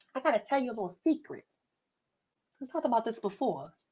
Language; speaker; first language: English; native; English